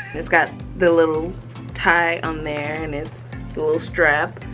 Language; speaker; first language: English; native; English